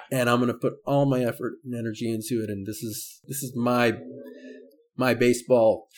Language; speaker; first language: English; native; English